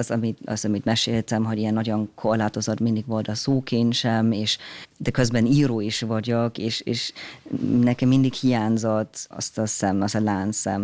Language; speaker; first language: Hungarian; non-native, fluent; German